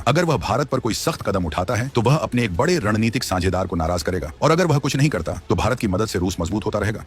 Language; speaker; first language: Hindi; native; Hindi